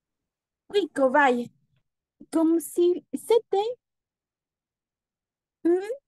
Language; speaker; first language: French; non-native, learner; Spanish